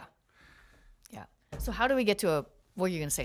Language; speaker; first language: English; native; English